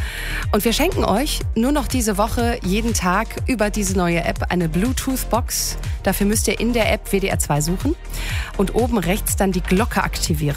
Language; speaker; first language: German; native; German